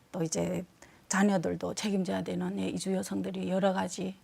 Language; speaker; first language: Korean; non-native, fluent; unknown